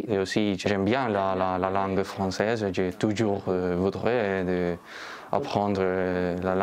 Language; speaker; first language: French; non-native, learner; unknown